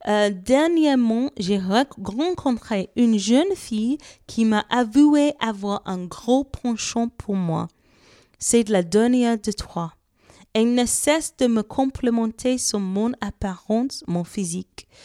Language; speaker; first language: French; non-native, fluent; English